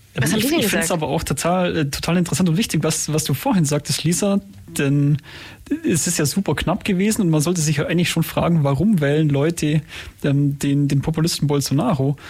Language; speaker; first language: German; native; German